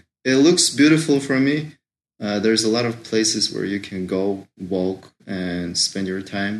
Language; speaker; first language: English; non-native, fluent; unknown